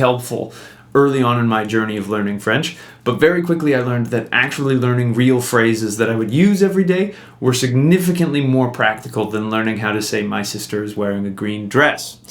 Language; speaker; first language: English; native; English